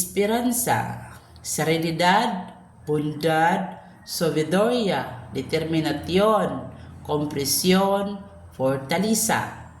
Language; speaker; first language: Spanish; non-native, learner; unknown